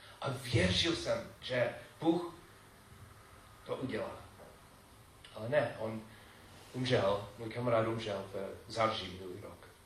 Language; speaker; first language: Czech; non-native, fluent; English